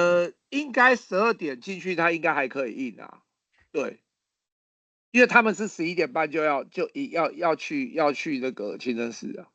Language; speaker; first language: Chinese; native; Chinese